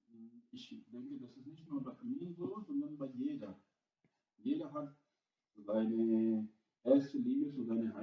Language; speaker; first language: German; non-native, fluent; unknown